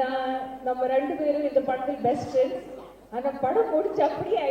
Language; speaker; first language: Tamil; non-native, learner; Malayalam